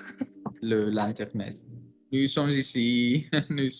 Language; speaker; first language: French; non-native, learner; Greek